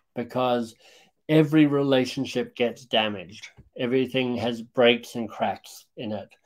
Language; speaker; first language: English; native; English